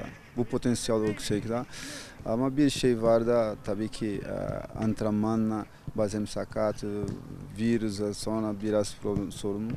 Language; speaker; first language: Turkish; non-native, fluent; Portuguese